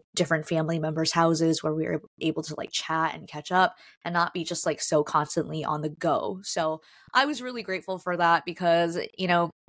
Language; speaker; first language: English; native; English